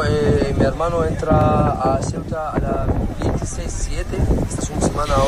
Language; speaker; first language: Spanish; non-native, learner; Arabic